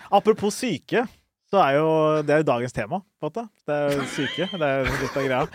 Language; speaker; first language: Norwegian; early bilingual, other home language; Somali